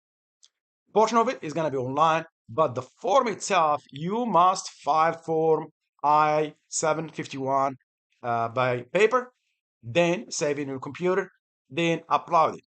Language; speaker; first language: English; non-native, fluent; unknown